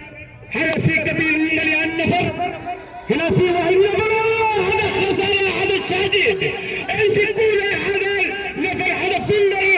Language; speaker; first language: Arabic; non-native, learner; Hindi